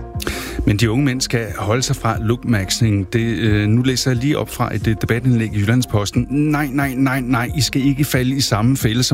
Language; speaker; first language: Danish; native; Danish